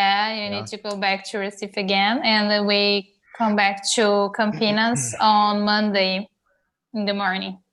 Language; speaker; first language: English; non-native, learner; Portuguese